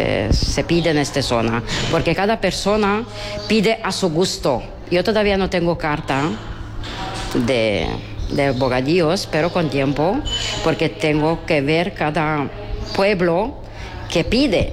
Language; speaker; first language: Spanish; non-native, learner; Romanian